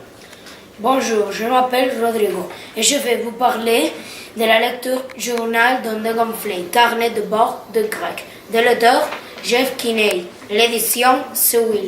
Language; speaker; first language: French; non-native, learner; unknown